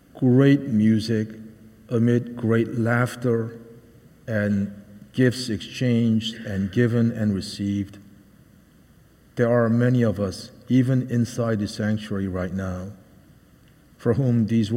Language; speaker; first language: English; native; English